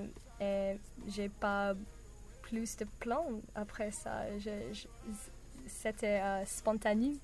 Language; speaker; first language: French; non-native, learner; English